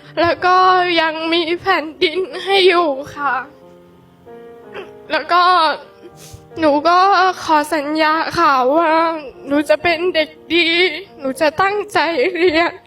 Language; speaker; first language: Thai; non-native, local second language; Hmong